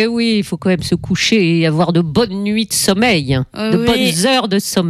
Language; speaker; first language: French; native; French